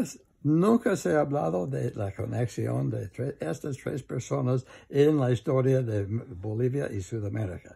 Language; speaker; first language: Spanish; non-native, learner; English